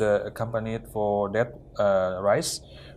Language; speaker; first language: English; non-native, fluent; Indonesian